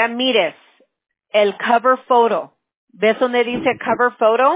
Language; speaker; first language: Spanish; early bilingual, heritage; Spanish